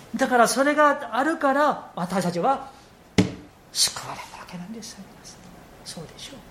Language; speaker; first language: Japanese; non-native, fluent; Korean